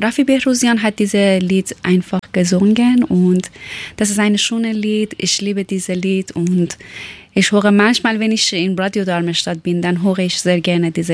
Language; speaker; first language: German; non-native, learner; Persian